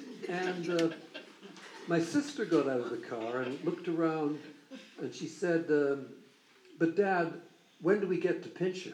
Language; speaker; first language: English; native; English